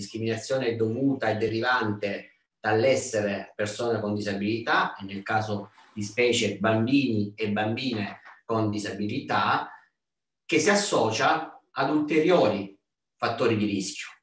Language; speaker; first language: Italian; native; Italian